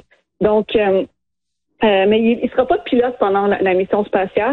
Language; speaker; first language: French; native; French